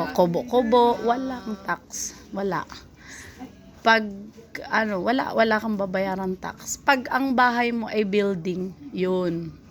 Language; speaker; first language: Filipino; non-native, local second language; Cebuano